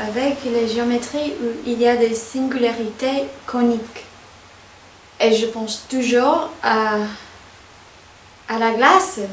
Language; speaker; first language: French; non-native, fluent; English